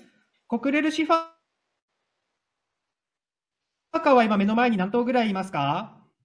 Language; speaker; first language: Japanese; native; Japanese